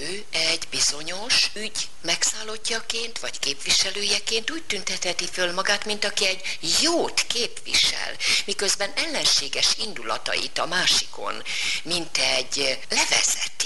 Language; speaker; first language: Hungarian; native; Hungarian